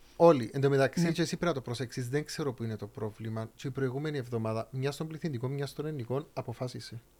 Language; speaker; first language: Greek; native; Greek